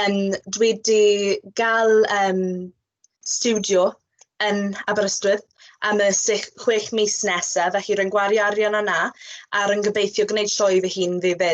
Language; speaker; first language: Welsh; non-native, local second language; English